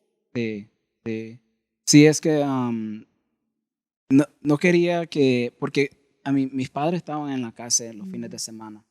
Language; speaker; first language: Spanish; early bilingual, heritage; Spanish